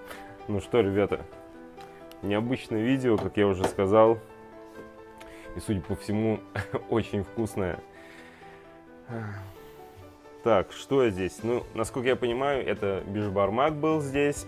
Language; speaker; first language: Russian; native; Russian